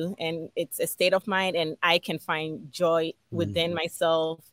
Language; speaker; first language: English; non-native, local second language; Ga